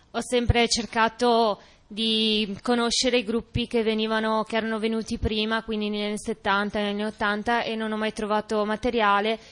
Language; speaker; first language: Italian; native; Italian